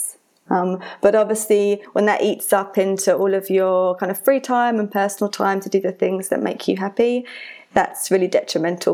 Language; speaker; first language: English; native; English